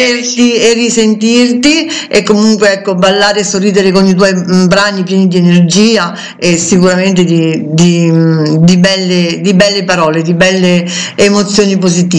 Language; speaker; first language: Italian; native; Italian